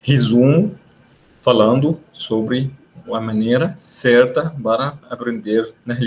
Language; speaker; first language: Portuguese; non-native, learner; Arabic